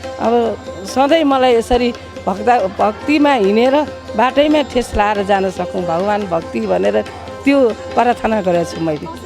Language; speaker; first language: Nepali; native; Nepali